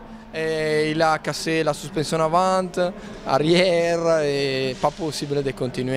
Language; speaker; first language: French; non-native, learner; Italian